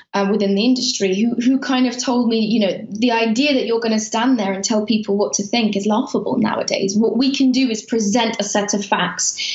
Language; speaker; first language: English; early bilingual, other home language; Persian